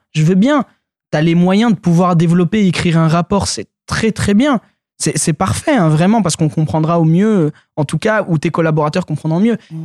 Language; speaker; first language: French; early bilingual, other home language; Arabic